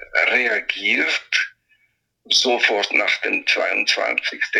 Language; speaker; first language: German; non-native, fluent; Italian